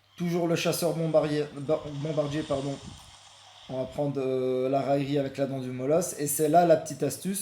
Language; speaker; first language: French; native; French